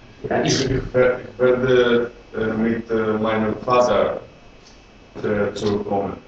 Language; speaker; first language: German; non-native, learner; Greek